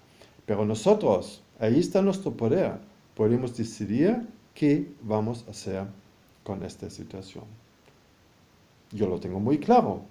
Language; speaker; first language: Spanish; non-native, fluent; German